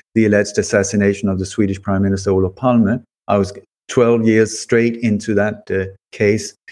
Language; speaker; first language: English; early bilingual, other home language; Swedish